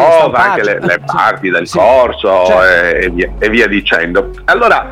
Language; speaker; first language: Italian; native; Italian